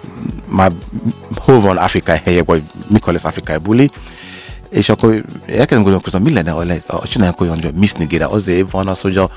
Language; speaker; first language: Hungarian; non-native, learner; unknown